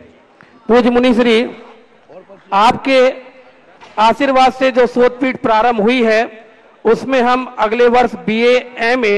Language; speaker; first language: Hindi; native; Hindi